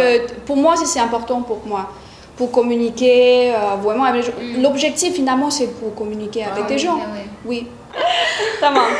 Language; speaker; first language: French; non-native, fluent; Chinese